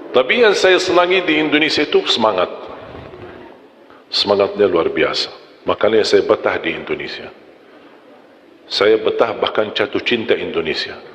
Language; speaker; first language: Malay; non-native, fluent; Arabic